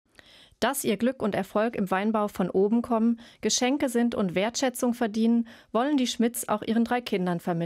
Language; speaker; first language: German; native; German